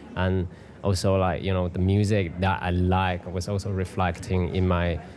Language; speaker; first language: English; non-native, fluent; Chinese